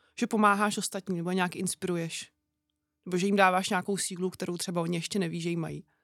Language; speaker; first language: Czech; native; Czech